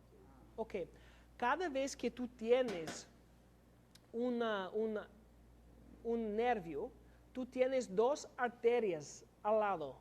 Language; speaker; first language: Spanish; non-native, learner; English